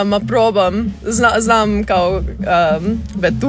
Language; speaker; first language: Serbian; early bilingual, heritage; English